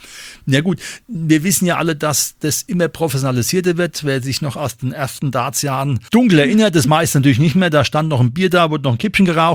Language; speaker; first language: German; native; German